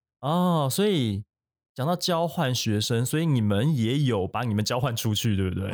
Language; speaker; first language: Chinese; native; Chinese